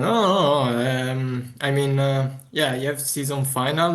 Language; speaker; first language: English; non-native, fluent; Italian